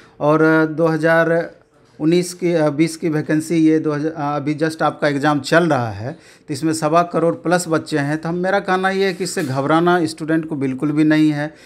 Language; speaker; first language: Hindi; native; Hindi